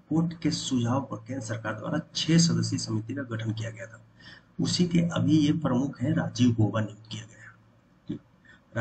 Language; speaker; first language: Hindi; native; Hindi